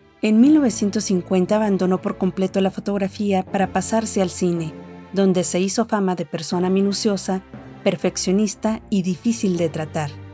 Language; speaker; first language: Spanish; native; Spanish